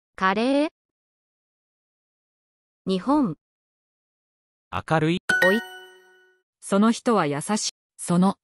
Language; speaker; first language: Japanese; non-native, learner; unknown